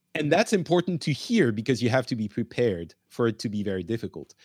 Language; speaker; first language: English; non-native, fluent; Arabic